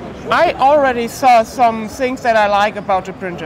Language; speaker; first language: English; non-native, fluent; German